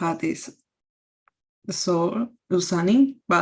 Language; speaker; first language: English; non-native, learner; Spanish